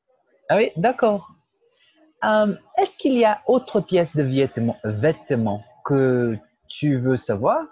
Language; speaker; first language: French; non-native, fluent; Portuguese